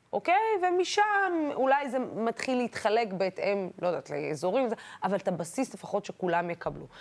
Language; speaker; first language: Hebrew; non-native, local second language; Arabic